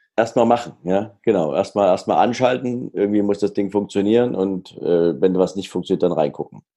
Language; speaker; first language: German; native; German